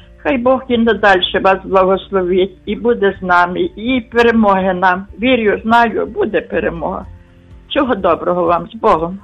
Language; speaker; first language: Ukrainian; native; Ukrainian